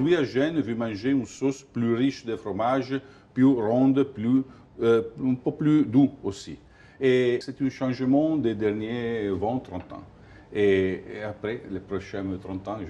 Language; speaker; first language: French; non-native, learner; Italian